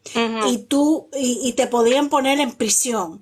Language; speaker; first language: Spanish; early bilingual, heritage; Spanish